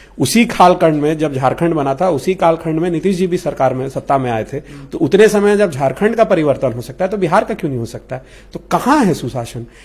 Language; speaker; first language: Hindi; native; Hindi